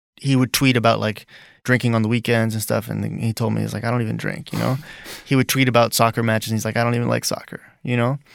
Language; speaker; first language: English; native; English